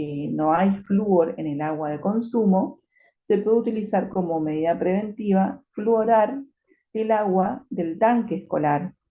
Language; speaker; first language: Spanish; native; Spanish